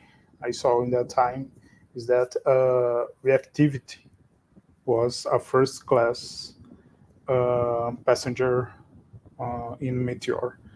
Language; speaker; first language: English; non-native, fluent; Portuguese